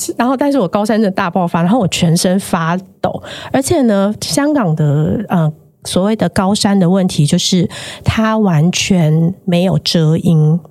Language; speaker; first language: Chinese; native; Chinese